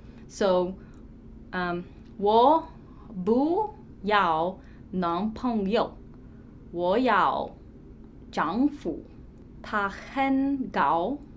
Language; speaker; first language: Chinese; non-native, learner; English